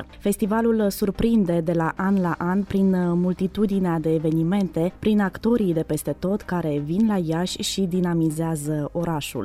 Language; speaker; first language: Romanian; native; Romanian